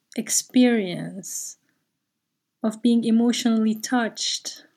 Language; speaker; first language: English; non-native, fluent; Turkish